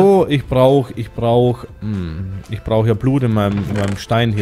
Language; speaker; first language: German; native; German